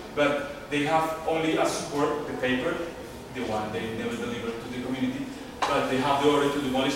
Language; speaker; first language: English; non-native, fluent; Spanish